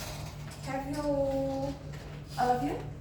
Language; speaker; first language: English; non-native, learner; Indonesian